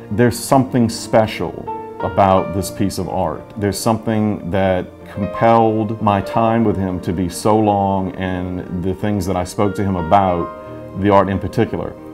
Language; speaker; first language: English; native; English